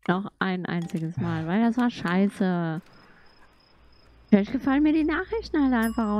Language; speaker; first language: German; native; German